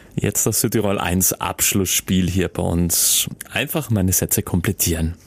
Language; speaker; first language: German; native; German